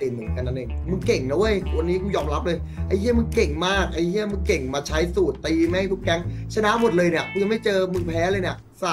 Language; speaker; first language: Thai; native; Thai